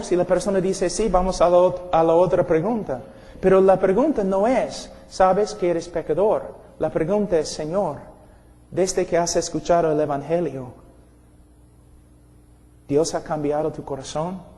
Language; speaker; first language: Spanish; non-native, fluent; English